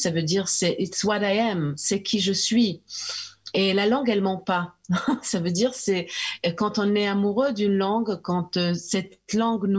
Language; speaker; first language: French; early bilingual, heritage; French